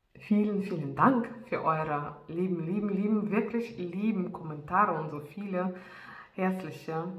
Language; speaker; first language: German; non-native, fluent; Russian